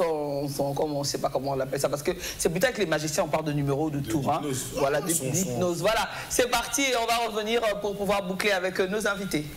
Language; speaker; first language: French; native; French